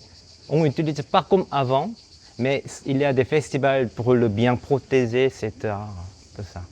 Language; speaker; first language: French; non-native, fluent; Korean